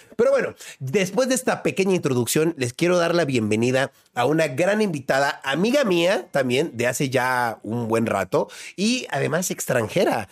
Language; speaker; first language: Spanish; native; Spanish